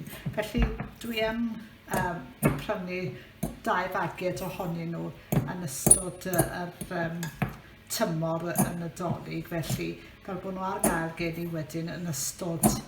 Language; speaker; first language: Welsh; native; Welsh